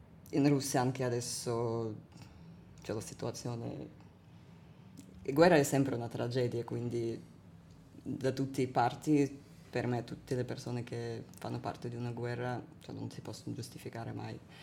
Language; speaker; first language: Italian; non-native, fluent; Russian